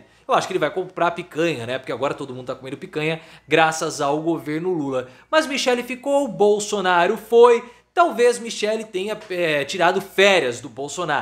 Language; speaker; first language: Portuguese; native; Portuguese